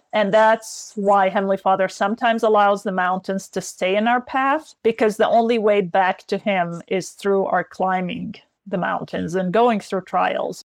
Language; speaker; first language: English; non-native, fluent; Arabic